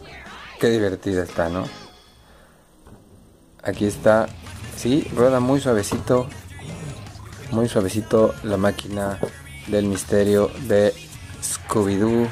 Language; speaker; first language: Spanish; native; Spanish